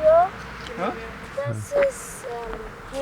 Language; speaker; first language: German; early bilingual, other home language; Arabic